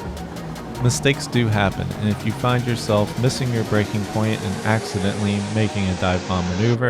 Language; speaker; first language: English; native; English